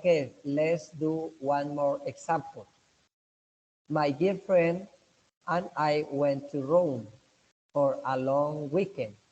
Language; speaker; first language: English; non-native, learner; Spanish